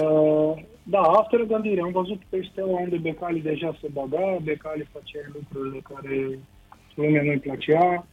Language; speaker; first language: Romanian; non-native, fluent; Portuguese